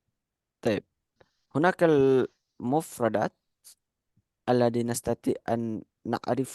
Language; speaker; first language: Arabic; non-native, fluent; Indonesian